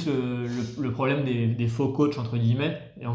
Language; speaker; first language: French; native; French